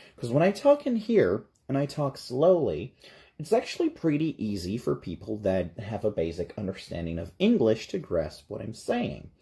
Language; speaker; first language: English; non-native, fluent; Portuguese